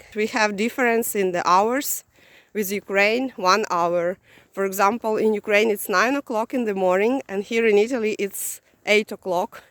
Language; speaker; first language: English; non-native, fluent; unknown